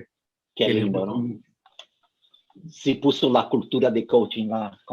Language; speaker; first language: Spanish; non-native, fluent; Portuguese